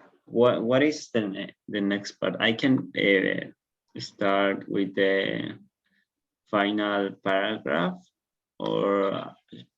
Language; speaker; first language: English; non-native, learner; Spanish